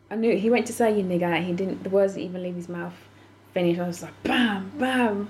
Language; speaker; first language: English; native; English